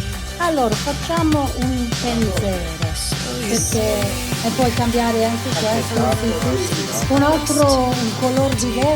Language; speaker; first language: Italian; non-native, learner; English